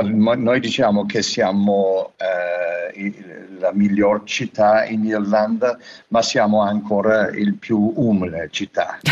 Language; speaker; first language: Italian; non-native, fluent; English